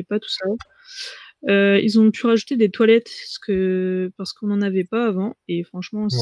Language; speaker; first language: French; native; French